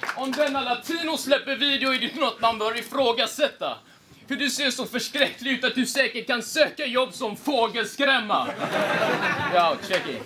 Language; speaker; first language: Swedish; native; Swedish